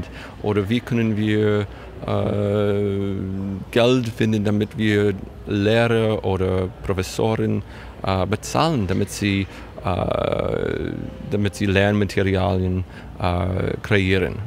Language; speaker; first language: German; non-native, fluent; English